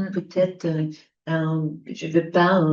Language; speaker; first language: French; non-native, learner; English